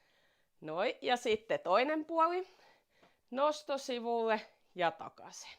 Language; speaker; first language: Finnish; native; Finnish